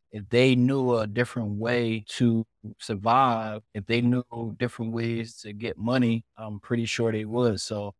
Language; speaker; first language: English; native; English